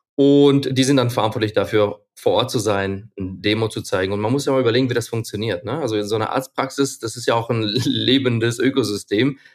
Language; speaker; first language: German; non-native, fluent; Ukrainian